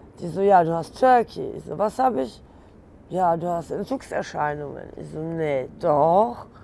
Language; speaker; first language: German; early bilingual, other home language; Polish